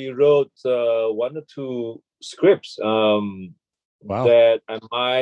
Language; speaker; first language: English; non-native, local second language; Chinese